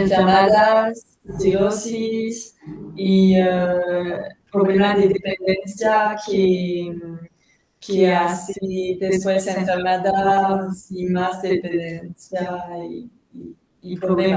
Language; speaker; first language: Spanish; non-native, learner; French